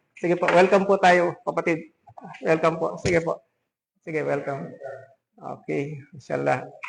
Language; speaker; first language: Filipino; non-native, local second language; Pampanga